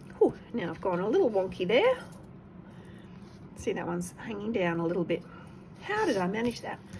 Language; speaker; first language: English; native; English